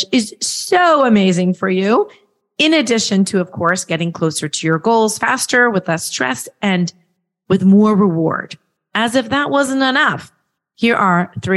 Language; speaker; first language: English; native; English